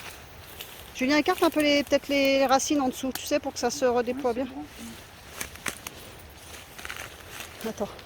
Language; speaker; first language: French; native; French